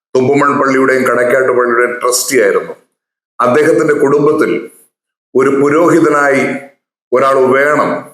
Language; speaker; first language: Malayalam; native; Malayalam